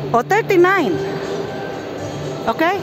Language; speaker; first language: English; non-native, learner; Filipino